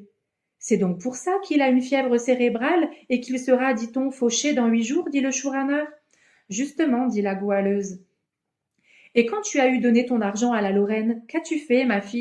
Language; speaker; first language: French; native; French